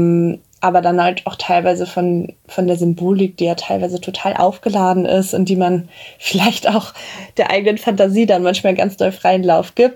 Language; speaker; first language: German; native; German